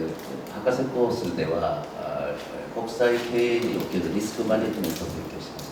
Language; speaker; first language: Japanese; non-native, fluent; Korean